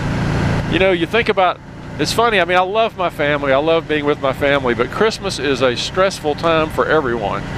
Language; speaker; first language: English; native; English